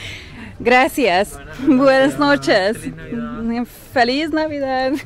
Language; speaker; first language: Spanish; non-native, learner; Hungarian